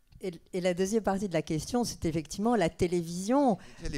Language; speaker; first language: French; native; French